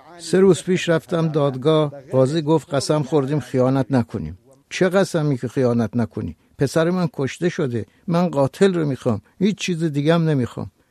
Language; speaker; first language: Persian; non-native, local second language; Kurdish